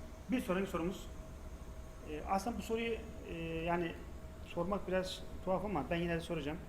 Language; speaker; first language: Turkish; native; Turkish